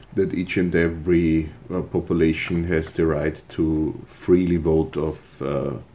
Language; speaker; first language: English; non-native, fluent; German